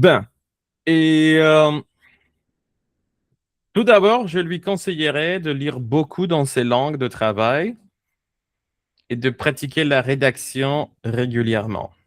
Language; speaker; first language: French; non-native, fluent; Spanish